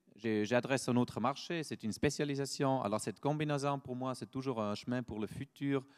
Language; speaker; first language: French; non-native, fluent; German